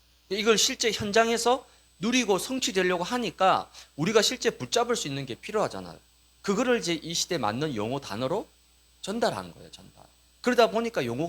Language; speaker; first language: Korean; native; Korean